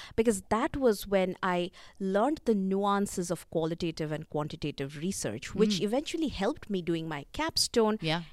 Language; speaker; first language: English; non-native, local second language; Bangla